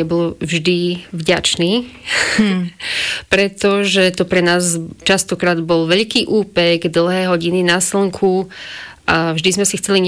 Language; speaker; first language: Slovak; non-native, local second language; Rusyn